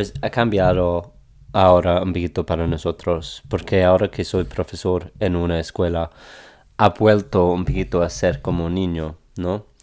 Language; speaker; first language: Spanish; non-native, fluent; English